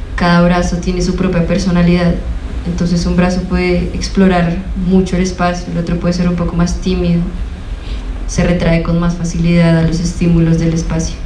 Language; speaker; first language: Spanish; native; Spanish